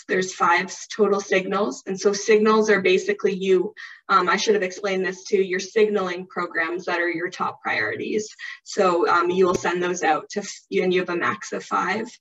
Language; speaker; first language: English; native; English